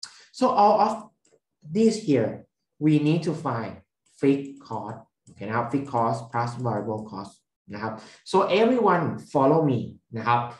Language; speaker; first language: English; non-native, fluent; Thai